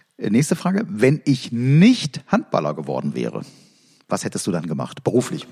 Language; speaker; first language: German; native; German